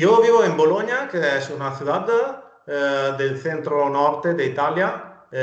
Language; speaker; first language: Spanish; non-native, fluent; Italian